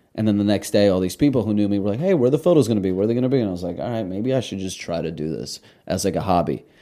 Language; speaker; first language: English; early bilingual, other home language; Russian